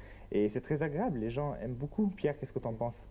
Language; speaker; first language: French; native; French